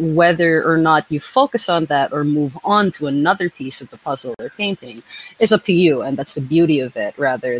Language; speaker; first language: English; non-native, local second language; Filipino